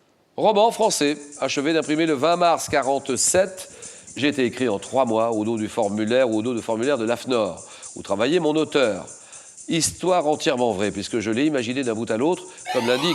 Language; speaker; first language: French; native; French